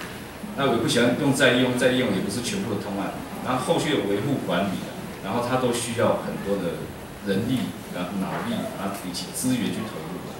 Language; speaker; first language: Chinese; native; Chinese